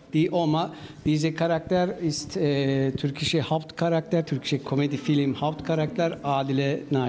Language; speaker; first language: German; non-native, learner; Turkish